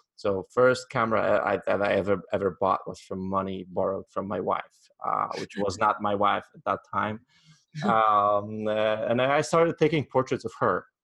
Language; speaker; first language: English; non-native, fluent; Polish